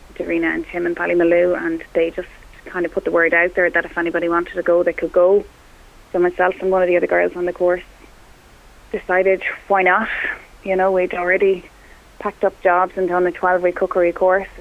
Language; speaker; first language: English; non-native, local second language; Irish